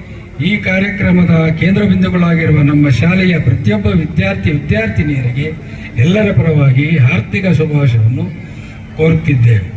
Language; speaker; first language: Kannada; native; Kannada